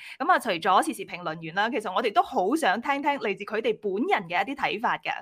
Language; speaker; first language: Cantonese; native; Cantonese